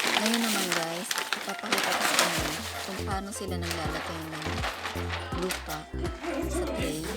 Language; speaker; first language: Filipino; native; Filipino